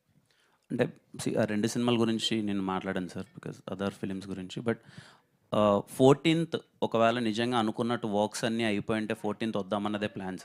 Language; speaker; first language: Telugu; native; Telugu